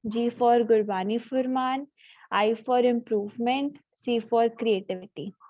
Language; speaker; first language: Hindi; non-native, local second language; Punjabi